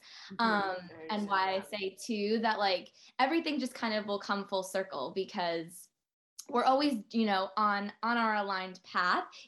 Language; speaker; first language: English; native; English